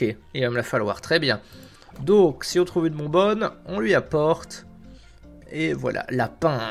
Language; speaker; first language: French; native; French